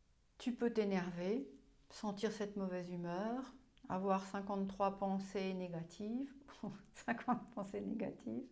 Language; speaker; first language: French; non-native, fluent; German